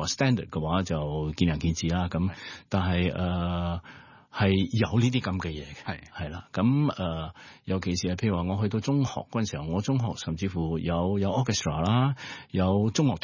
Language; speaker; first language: Cantonese; early bilingual, heritage; Cantonese